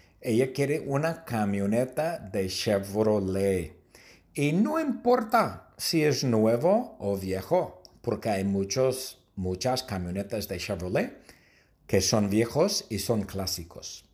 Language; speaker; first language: Spanish; non-native, fluent; English